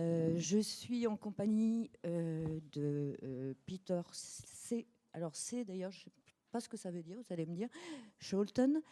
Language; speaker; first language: French; native; French